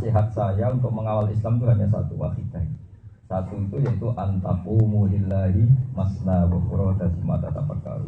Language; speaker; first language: Indonesian; native; Indonesian